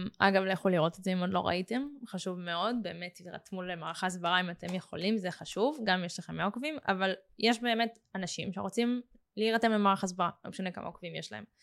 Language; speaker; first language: Hebrew; native; Hebrew